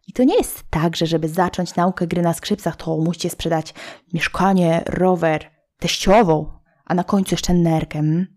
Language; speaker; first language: Polish; native; Polish